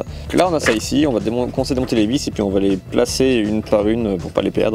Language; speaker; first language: French; native; French